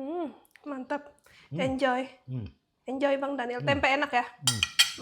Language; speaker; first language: Indonesian; native; Indonesian